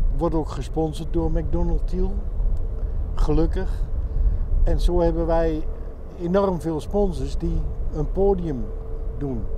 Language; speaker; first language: Dutch; native; Dutch